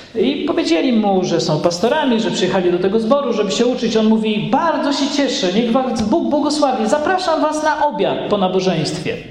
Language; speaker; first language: Polish; native; Polish